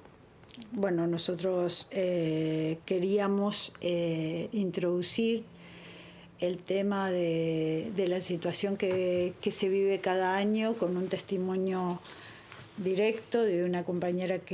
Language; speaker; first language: Spanish; native; Spanish